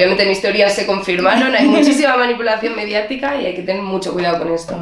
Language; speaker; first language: Spanish; early bilingual, other home language; Ukrainian